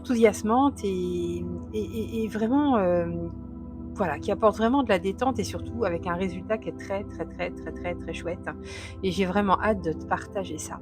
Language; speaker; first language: French; native; French